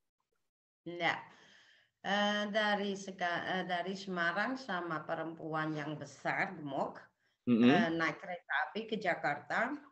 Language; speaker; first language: Indonesian; non-native, local second language; Javanese